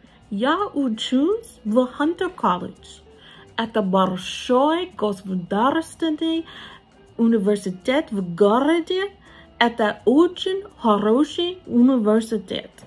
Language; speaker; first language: Russian; non-native, learner; English